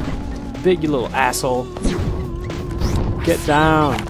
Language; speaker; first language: English; native; English